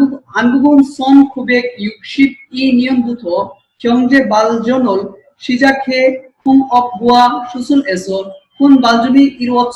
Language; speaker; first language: Korean; non-native, fluent; Bangla